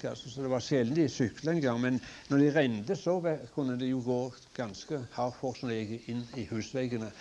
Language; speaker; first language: Norwegian; native; Norwegian